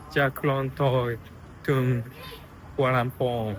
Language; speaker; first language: Thai; non-native, learner; Japanese